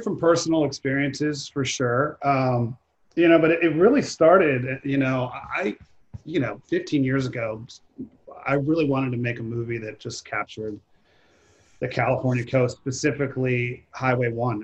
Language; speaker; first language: English; native; English